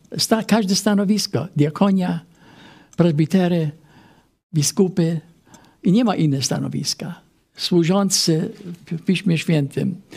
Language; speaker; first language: Polish; non-native, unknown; English